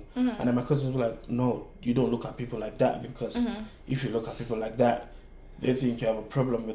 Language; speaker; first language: English; non-native, local second language; Yoruba